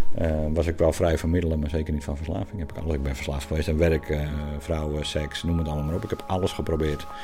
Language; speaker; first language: Dutch; native; Dutch